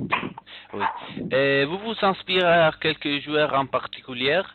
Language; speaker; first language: French; non-native, learner; Italian